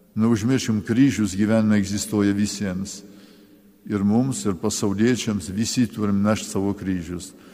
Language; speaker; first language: Lithuanian; early bilingual, heritage; Lithuanian